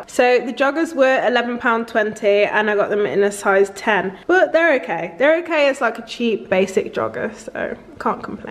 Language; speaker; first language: English; native; English